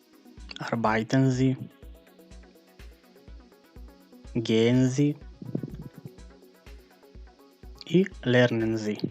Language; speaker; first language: German; non-native, fluent; Macedonian